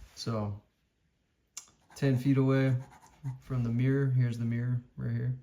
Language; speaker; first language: English; native; English